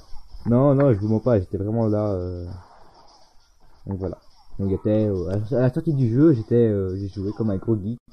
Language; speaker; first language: French; native; French